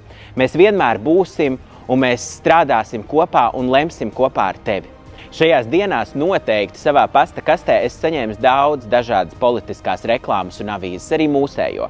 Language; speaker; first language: Latvian; native; Latvian